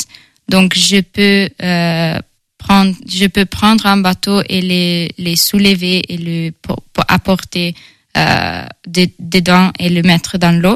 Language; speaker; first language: French; non-native, fluent; Italian